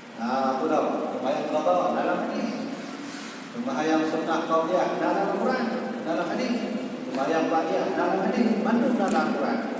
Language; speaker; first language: Malay; non-native, local second language; Achinese